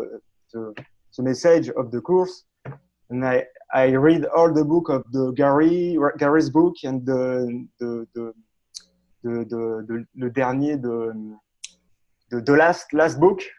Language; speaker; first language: English; non-native, learner; French